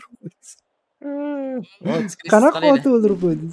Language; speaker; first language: Turkish; non-native, learner; Uzbek